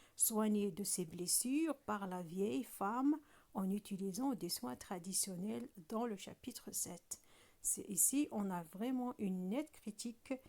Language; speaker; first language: French; non-native, local second language; Arabic